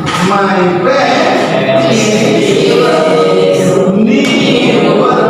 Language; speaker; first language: English; non-native, learner; Indonesian